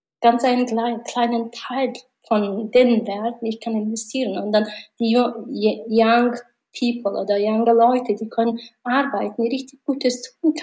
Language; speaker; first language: German; non-native, learner; Mongolian